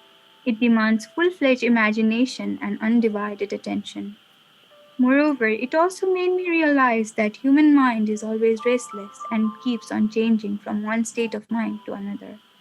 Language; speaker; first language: English; non-native, local second language; Nepali